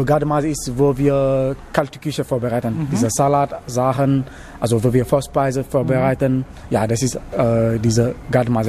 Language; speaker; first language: German; non-native, learner; Wolof